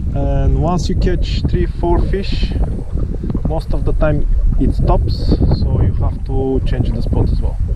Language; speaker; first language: English; non-native, fluent; Bulgarian